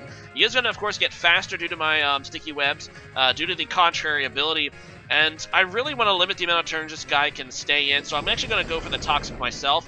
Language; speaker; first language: English; native; English